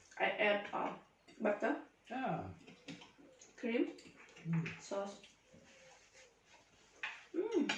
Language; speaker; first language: English; non-native, learner; Thai